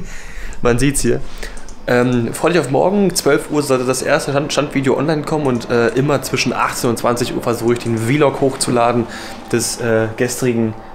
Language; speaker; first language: German; native; German